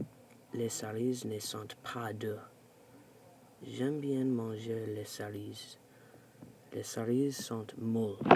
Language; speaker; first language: French; non-native, learner; English